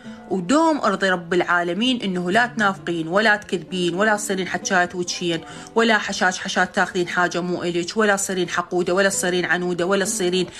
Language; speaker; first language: Arabic; native; Arabic